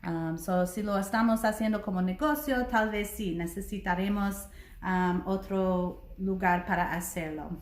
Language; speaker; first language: Spanish; non-native, learner; English